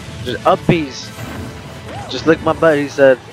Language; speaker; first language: English; native; English